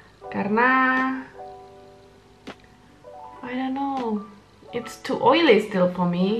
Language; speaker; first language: English; non-native, fluent; Indonesian